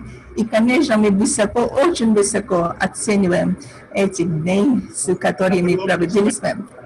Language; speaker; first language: Russian; non-native, fluent; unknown